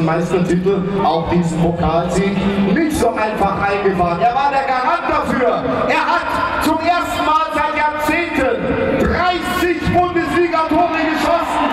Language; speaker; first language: German; native; German